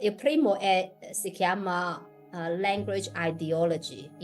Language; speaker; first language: Italian; non-native, fluent; Chinese